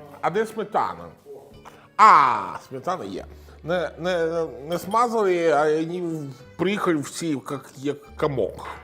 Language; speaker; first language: Ukrainian; non-native, learner; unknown